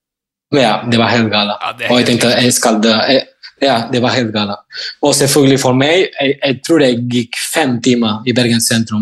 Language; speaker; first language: Norwegian; non-native, fluent; Spanish